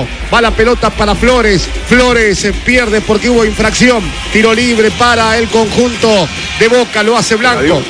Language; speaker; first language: Spanish; native; Spanish